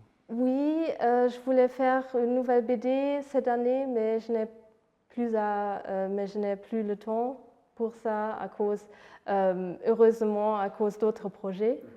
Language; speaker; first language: French; non-native, fluent; Luxembourgish